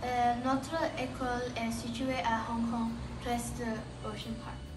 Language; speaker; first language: French; non-native, learner; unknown